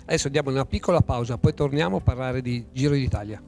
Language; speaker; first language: Italian; native; Italian